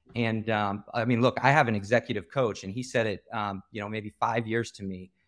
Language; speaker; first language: English; native; English